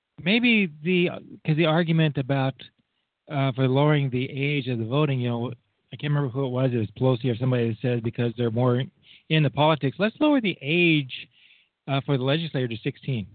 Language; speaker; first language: English; native; English